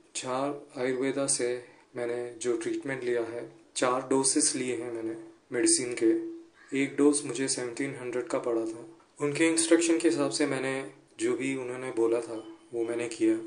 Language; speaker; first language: Hindi; non-native, local second language; Gujarati